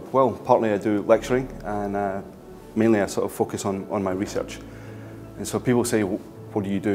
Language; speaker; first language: English; native; English